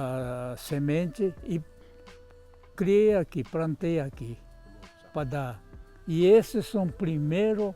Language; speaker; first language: Portuguese; non-native, local second language; Japanese